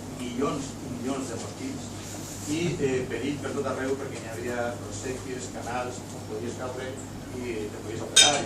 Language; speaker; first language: Catalan; non-native, local second language; Spanish